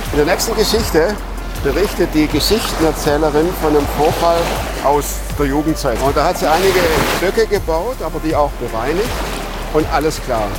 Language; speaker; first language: German; native; German